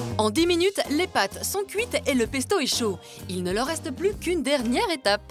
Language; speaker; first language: French; native; French